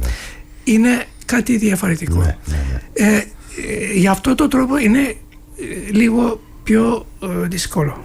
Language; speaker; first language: Greek; non-native, learner; Turkish